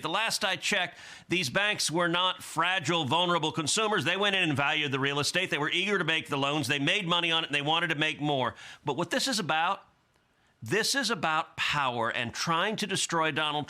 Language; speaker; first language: English; native; English